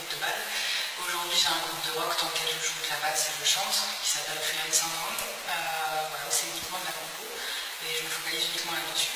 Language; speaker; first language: French; native; French